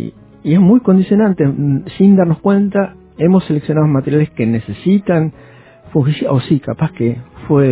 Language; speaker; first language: Spanish; native; Spanish